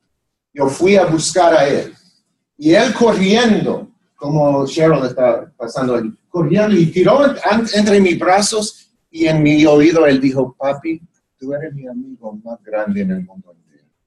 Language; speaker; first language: Spanish; non-native, fluent; English